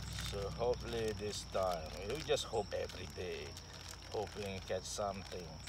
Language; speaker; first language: English; non-native, learner; Indonesian